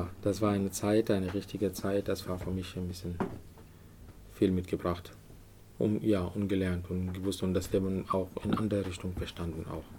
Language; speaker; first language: German; non-native, learner; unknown